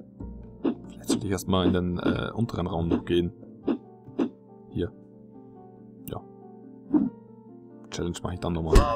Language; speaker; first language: German; native; German